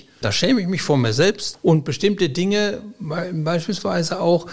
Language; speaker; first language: German; native; German